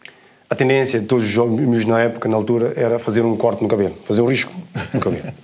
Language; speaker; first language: Portuguese; native; Portuguese